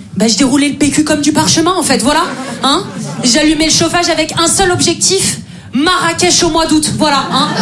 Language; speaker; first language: French; native; French